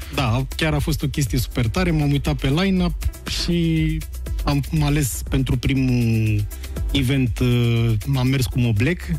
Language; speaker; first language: Romanian; native; Romanian